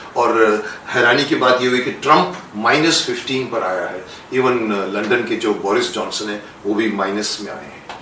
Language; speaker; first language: Hindi; native; Hindi